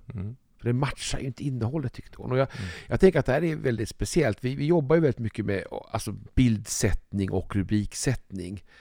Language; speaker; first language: Swedish; native; Swedish